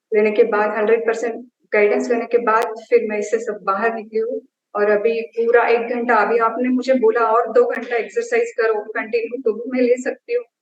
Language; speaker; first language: Hindi; non-native, local second language; Marathi